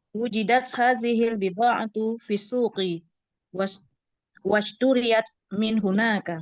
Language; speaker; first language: Arabic; non-native, learner; Indonesian